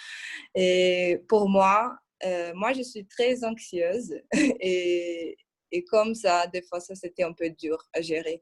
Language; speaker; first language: French; non-native, fluent; Portuguese